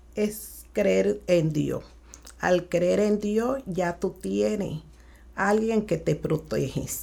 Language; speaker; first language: Spanish; early bilingual, other home language; Haitian Creole